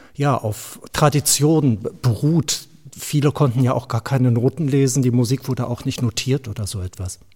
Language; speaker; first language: German; non-native, fluent; Slovenian